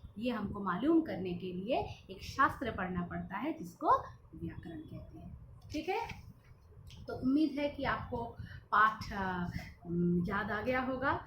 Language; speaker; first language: Hindi; non-native, local second language; Bangla